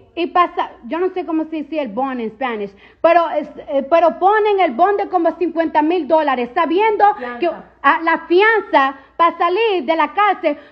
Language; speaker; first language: Spanish; early bilingual, heritage; Spanish